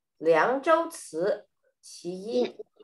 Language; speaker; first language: Chinese; early bilingual, heritage; Chinese